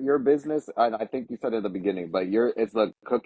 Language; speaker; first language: English; native; English